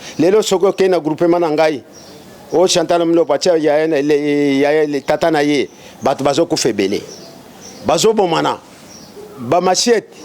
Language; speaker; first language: Lingala; non-native, local second language; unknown